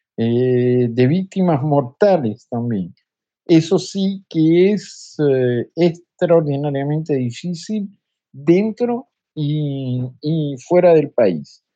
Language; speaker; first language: Spanish; native; Spanish